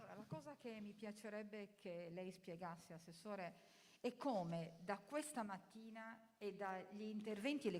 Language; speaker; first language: Italian; native; Italian